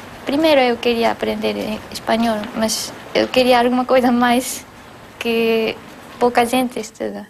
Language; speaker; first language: Portuguese; non-native, fluent; Japanese